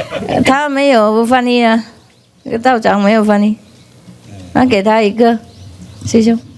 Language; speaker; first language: Chinese; non-native, fluent; Vietnamese